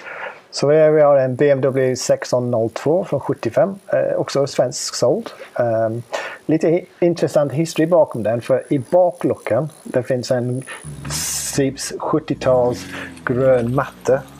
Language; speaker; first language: Swedish; non-native, fluent; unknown